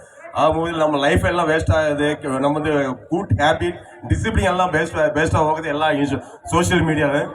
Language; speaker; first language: Kannada; non-native, local second language; Tamil